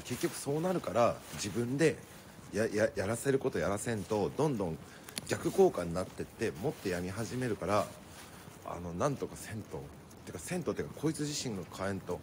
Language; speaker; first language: Japanese; native; Japanese